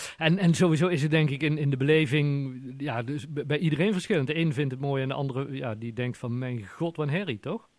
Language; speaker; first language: Dutch; native; Dutch